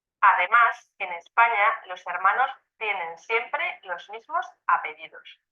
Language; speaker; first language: Spanish; non-native, learner; Ukrainian